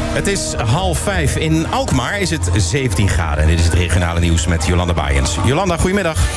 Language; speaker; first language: Dutch; native; Dutch